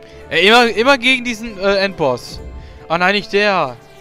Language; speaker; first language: German; native; German